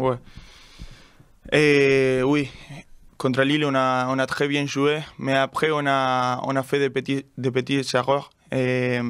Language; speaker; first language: French; non-native, learner; Spanish